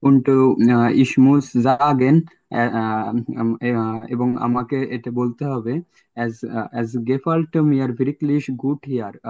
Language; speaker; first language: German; non-native, learner; Bangla